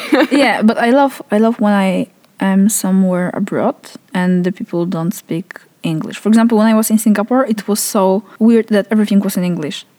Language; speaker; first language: English; non-native, fluent; Polish